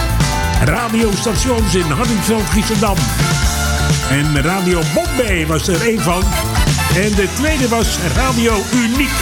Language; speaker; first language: Dutch; native; Dutch